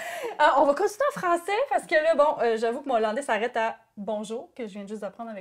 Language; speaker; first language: French; native; French